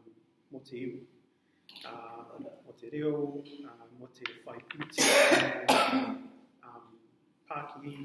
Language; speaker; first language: Māori; non-native, learner; English